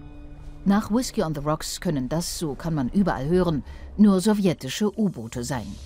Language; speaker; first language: German; native; German